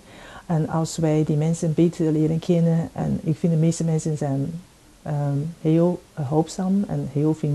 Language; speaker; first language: Dutch; non-native, fluent; Chinese